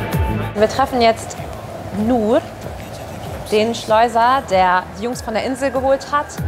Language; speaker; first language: German; native; German